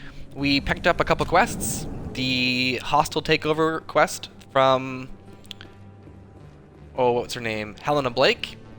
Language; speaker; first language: English; native; English